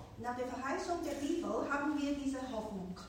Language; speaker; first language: German; non-native, fluent; Chinese